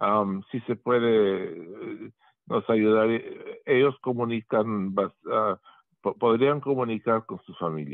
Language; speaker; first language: Spanish; early bilingual, heritage; Spanish